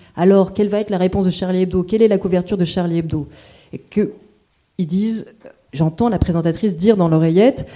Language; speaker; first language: French; native; French